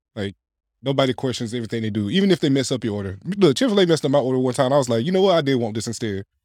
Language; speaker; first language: English; native; English